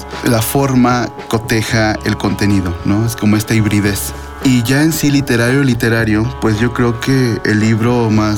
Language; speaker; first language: Spanish; native; Spanish